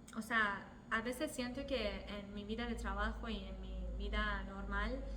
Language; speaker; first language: Spanish; non-native, fluent; Persian